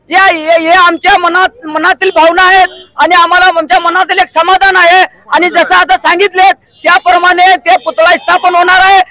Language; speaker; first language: Marathi; non-native, local second language; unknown